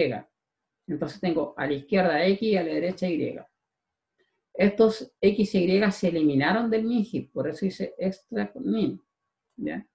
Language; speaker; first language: Spanish; native; Spanish